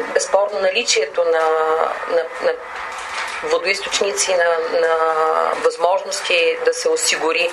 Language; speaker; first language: Bulgarian; native; Bulgarian